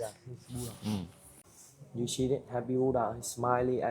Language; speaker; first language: English; non-native, learner; Vietnamese